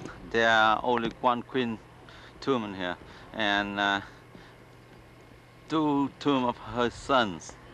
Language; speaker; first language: English; non-native, learner; Vietnamese